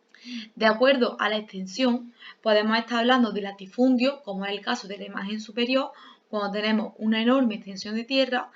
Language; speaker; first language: Spanish; native; Spanish